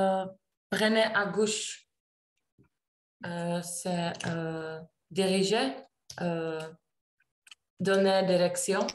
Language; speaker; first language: French; non-native, learner; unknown